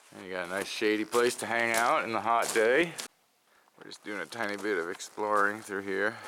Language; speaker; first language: English; native; English